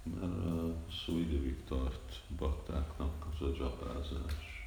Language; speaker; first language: Hungarian; early bilingual, heritage; Hungarian